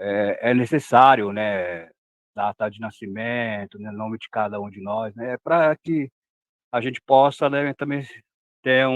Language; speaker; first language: Portuguese; non-native, local second language; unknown